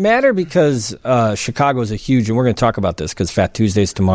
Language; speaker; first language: English; native; English